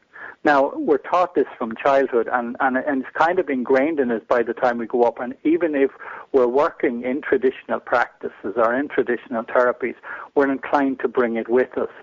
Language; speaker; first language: English; native; English